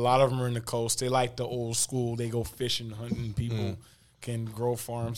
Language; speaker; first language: English; native; English